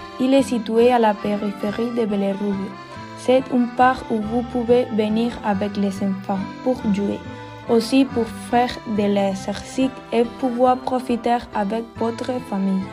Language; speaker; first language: French; non-native, learner; Spanish